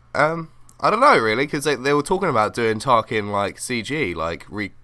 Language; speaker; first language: English; native; English